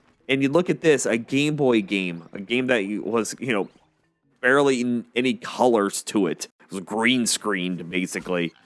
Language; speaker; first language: English; native; English